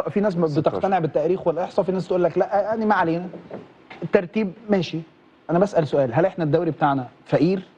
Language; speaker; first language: Arabic; native; Arabic